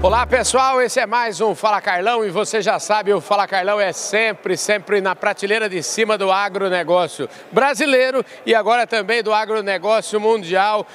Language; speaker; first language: Portuguese; native; Portuguese